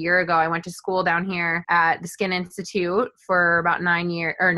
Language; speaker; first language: English; native; English